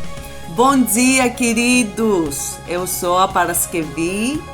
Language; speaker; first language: Portuguese; non-native, fluent; Greek